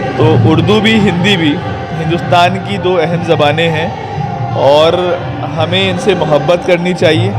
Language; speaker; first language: Urdu; native; Urdu